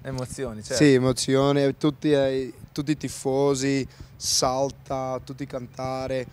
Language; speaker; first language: Italian; non-native, learner; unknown